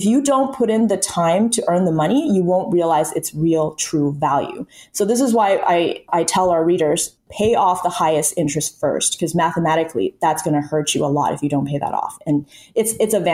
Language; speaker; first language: English; early bilingual, other home language; Chinese